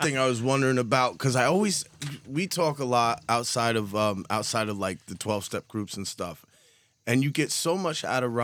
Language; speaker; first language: English; native; English